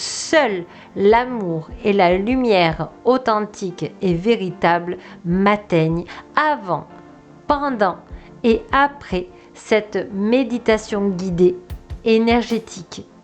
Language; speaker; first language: French; native; French